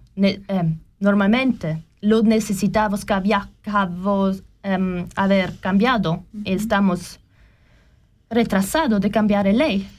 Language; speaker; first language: Spanish; non-native, learner; German